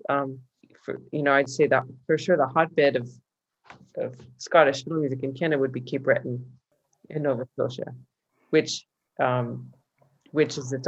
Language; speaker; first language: English; native; English